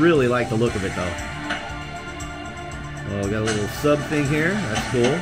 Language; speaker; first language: English; native; English